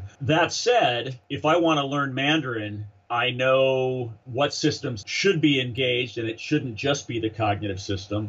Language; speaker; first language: English; native; English